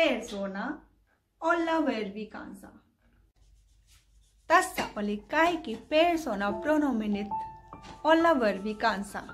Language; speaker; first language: Finnish; non-native, learner; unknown